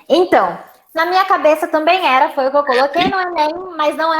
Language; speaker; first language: Portuguese; native; Portuguese